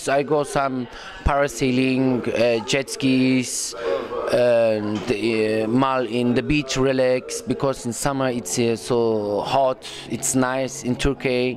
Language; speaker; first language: English; non-native, learner; Turkish